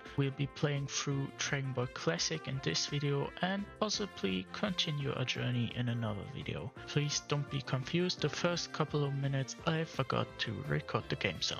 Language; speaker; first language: English; non-native, fluent; German